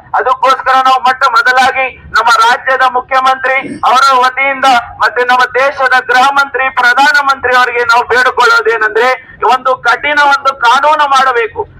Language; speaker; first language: Kannada; non-native, local second language; Urdu